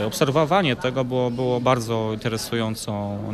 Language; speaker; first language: Polish; native; Polish